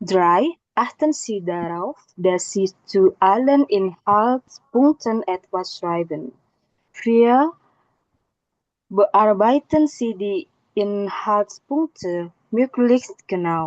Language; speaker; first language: German; non-native, learner; Indonesian